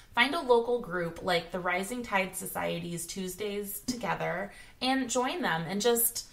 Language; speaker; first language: English; native; English